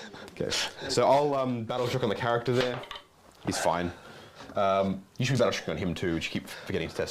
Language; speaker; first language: English; native; English